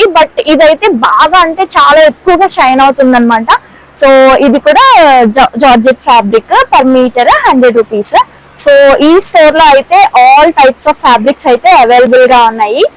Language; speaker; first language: Telugu; native; Telugu